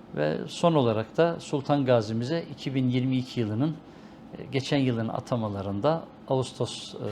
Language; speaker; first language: Turkish; native; Turkish